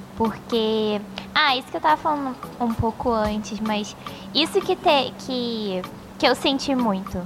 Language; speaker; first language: Portuguese; native; Portuguese